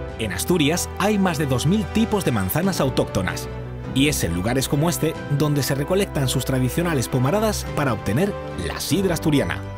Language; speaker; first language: Spanish; native; Spanish